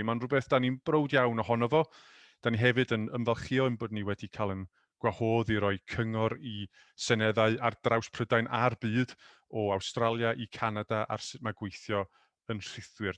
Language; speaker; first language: Welsh; native; Welsh